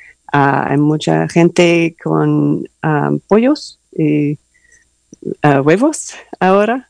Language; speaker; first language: Spanish; non-native, learner; English